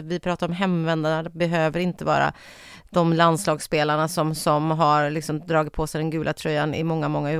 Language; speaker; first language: Swedish; native; Swedish